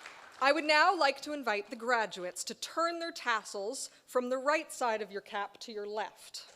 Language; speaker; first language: English; native; English